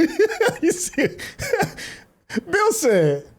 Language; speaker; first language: English; native; English